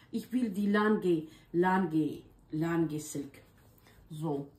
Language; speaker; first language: German; non-native, learner; Kurdish